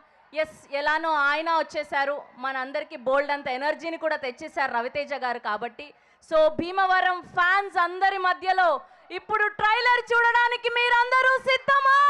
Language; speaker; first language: Telugu; native; Telugu